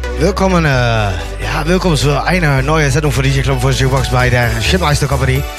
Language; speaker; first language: German; non-native, learner; Dutch